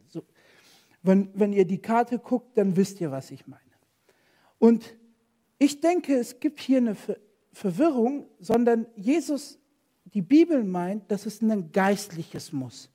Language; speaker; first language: German; non-native, fluent; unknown